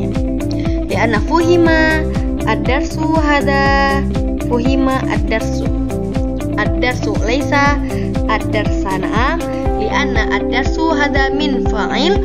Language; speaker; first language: Arabic; non-native, learner; Indonesian